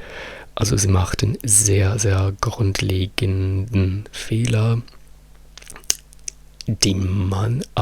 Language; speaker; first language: German; non-native, fluent; Italian